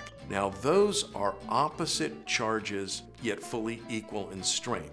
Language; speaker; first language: English; native; English